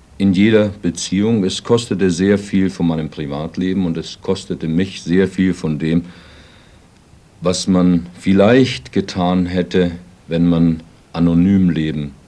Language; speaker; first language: German; native; German